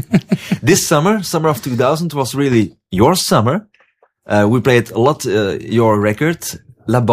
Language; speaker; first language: English; non-native, fluent; Dutch